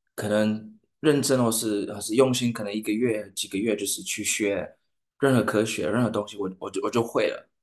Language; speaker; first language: Chinese; non-native, fluent; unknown